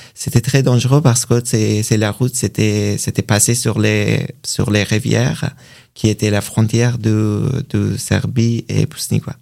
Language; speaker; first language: French; non-native, learner; Persian